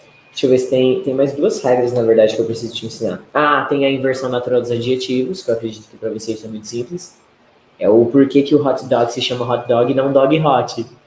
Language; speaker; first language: Portuguese; native; Portuguese